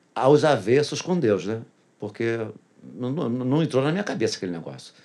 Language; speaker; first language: Portuguese; native; Portuguese